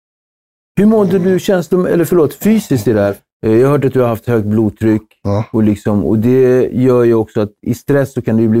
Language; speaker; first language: Swedish; native; Swedish